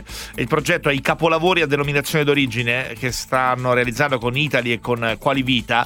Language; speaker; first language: Italian; native; Italian